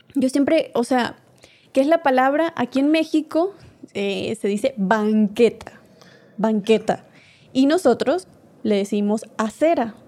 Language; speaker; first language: Spanish; native; Spanish